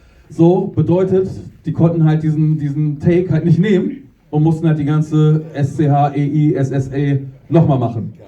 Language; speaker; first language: German; native; German